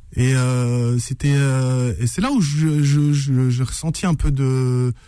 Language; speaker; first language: French; native; French